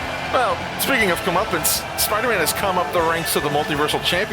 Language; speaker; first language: English; native; English